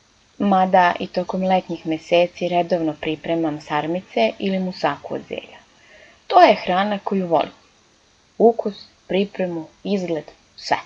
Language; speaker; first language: Serbian; native; Serbian